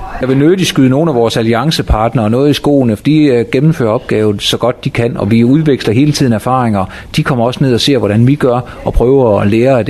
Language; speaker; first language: Danish; native; Danish